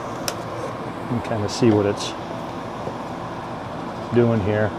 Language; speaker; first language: English; native; English